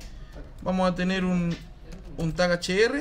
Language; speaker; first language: Spanish; native; Spanish